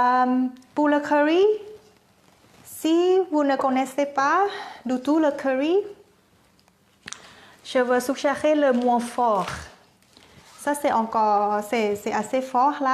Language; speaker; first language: French; non-native, learner; Thai